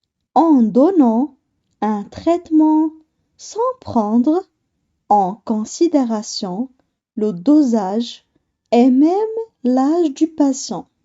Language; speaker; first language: French; non-native, local second language; Arabic